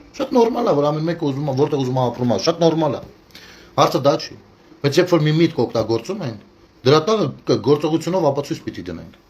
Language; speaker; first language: Armenian; native; Armenian